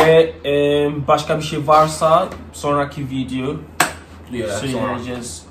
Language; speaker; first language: Turkish; non-native, learner; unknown